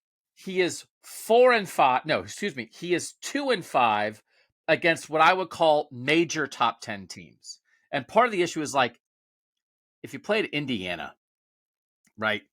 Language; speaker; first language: English; native; English